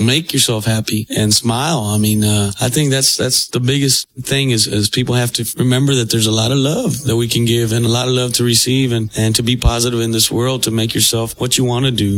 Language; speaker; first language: English; early bilingual, other home language; Spanish